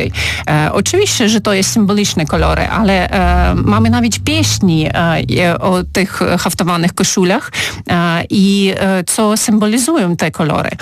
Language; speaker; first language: Polish; non-native, fluent; Ukrainian